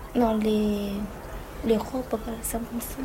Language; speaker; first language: French; non-native, learner; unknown